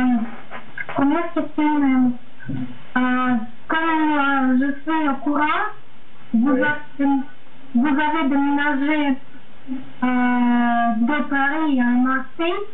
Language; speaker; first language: French; non-native, learner; Russian